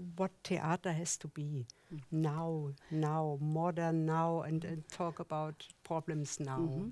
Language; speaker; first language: English; non-native, learner; German